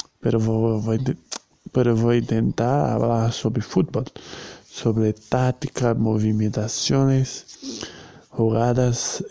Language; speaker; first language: Spanish; non-native, learner; Portuguese